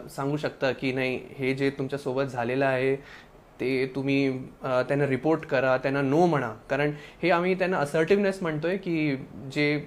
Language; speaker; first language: Marathi; non-native, local second language; Sindhi